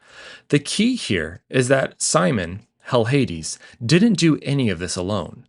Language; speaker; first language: English; native; English